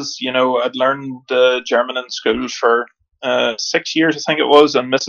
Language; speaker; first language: English; native; English